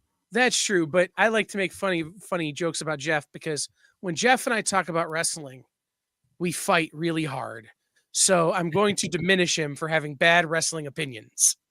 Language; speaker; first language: English; native; English